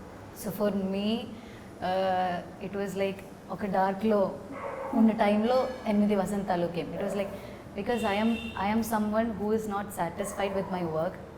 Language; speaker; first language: Telugu; non-native, learner; Malayalam